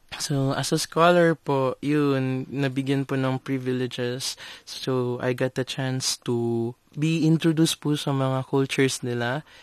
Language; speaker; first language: Filipino; non-native, local second language; Cebuano